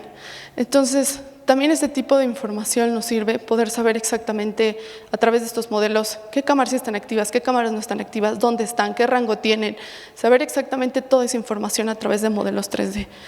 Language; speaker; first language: Spanish; native; Spanish